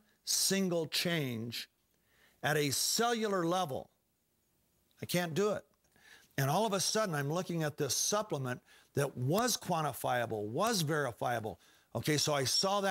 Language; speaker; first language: English; native; English